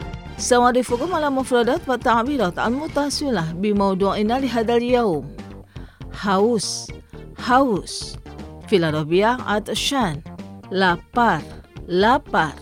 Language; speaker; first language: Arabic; non-native, fluent; Indonesian